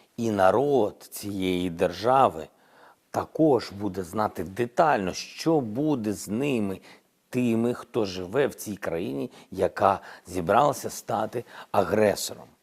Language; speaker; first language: Ukrainian; non-native, local second language; Russian